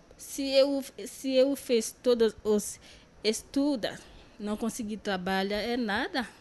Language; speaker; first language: Portuguese; non-native, learner; Haitian Creole